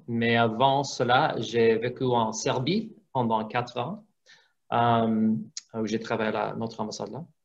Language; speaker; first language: French; non-native, fluent; English